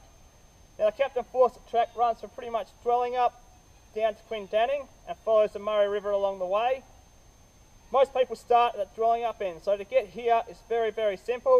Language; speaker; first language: English; native; English